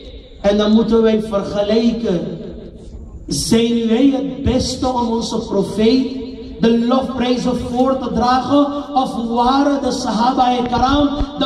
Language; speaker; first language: Dutch; non-native, local second language; Urdu